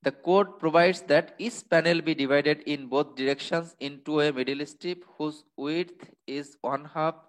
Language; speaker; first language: English; non-native, local second language; Bangla